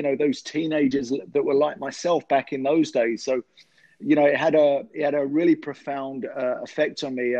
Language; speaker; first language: English; native; English